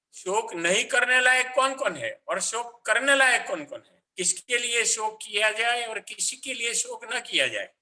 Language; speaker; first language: Hindi; non-native, local second language; Gujarati